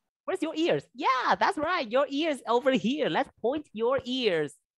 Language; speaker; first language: English; non-native, fluent; Vietnamese